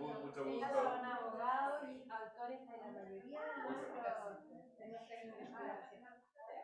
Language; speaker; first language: Spanish; native; Spanish